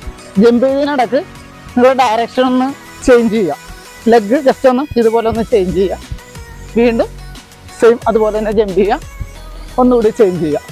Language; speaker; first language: Malayalam; native; Malayalam